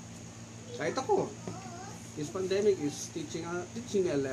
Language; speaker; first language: English; non-native, local second language; Filipino